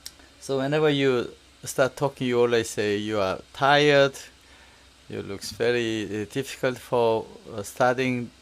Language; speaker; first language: English; non-native, learner; Korean